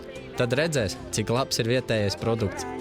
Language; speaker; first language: Latvian; native; Latvian